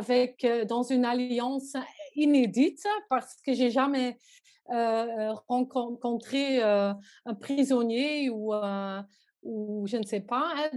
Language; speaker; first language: French; non-native, local second language; Dutch